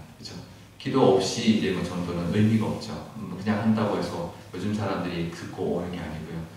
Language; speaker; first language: Korean; native; Korean